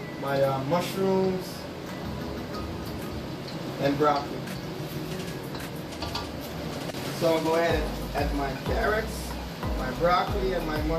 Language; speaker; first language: English; native; English